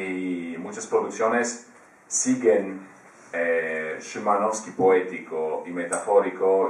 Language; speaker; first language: Spanish; non-native, fluent; Polish